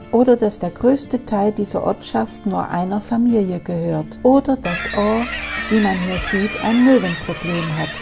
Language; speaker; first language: German; native; German